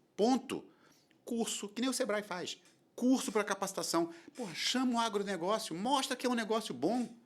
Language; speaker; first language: Portuguese; native; Portuguese